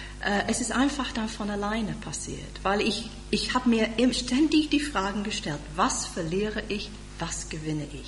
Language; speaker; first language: German; non-native, fluent; English